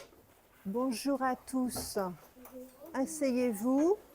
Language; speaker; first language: French; native; French